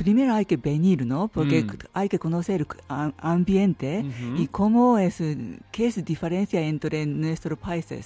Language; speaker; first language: Spanish; non-native, learner; Japanese